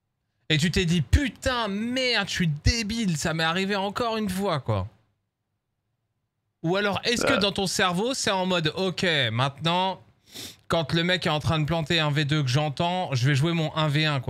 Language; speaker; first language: French; native; French